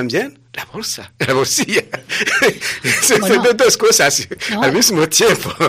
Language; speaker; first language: Spanish; non-native, fluent; Rundi